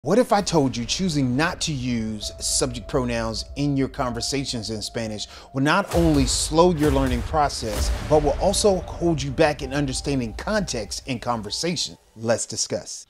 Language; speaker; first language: English; native; English